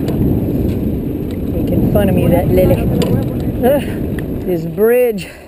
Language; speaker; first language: English; early bilingual, other home language; Spanish